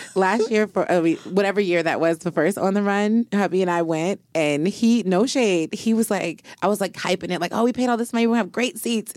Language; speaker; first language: English; native; English